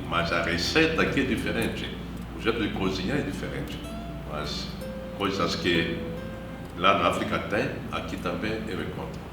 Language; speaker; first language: Portuguese; non-native, fluent; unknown